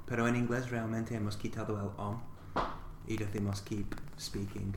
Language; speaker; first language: Spanish; non-native, fluent; English